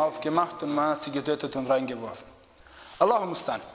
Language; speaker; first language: German; non-native, fluent; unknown